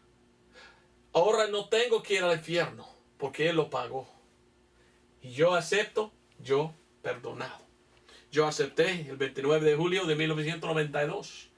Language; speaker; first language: Spanish; non-native, fluent; English